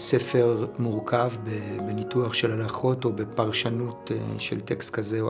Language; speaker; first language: Hebrew; native; Hebrew